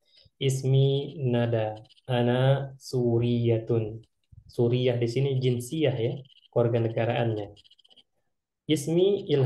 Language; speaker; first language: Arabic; non-native, fluent; Indonesian